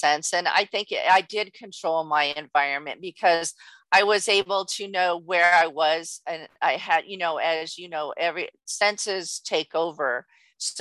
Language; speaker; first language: English; native; English